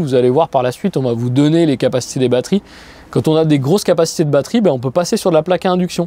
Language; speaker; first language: French; native; French